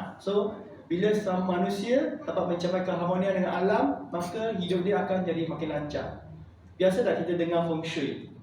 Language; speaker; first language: Malay; non-native, local second language; Chinese